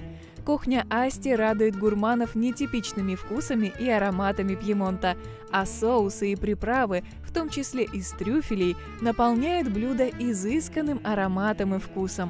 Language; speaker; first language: Russian; native; Russian